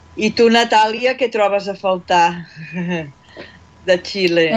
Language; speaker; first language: Catalan; native; Catalan